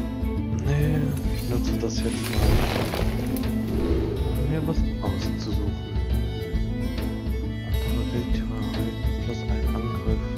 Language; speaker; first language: German; native; German